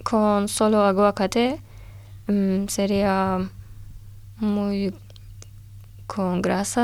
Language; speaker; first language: Spanish; non-native, learner; Turkish